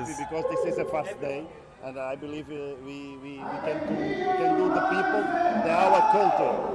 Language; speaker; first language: English; non-native, learner; Portuguese